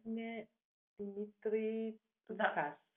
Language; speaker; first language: Greek; non-native, learner; German